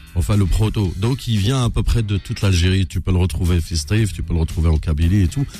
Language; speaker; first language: French; non-native, local second language; Arabic